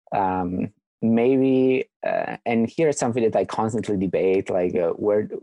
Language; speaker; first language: English; non-native, fluent; Italian